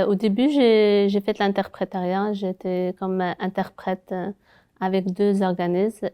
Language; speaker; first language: French; non-native, local second language; Arabic